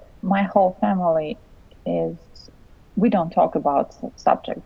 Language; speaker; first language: English; non-native, fluent; Russian